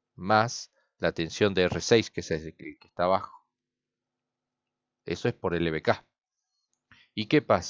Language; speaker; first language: Spanish; native; Spanish